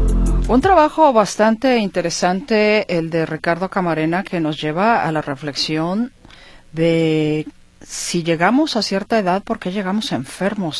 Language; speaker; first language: Spanish; native; Spanish